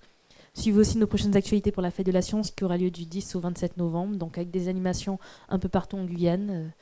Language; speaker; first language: French; native; French